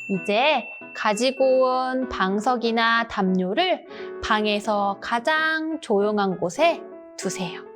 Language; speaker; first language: Korean; native; Korean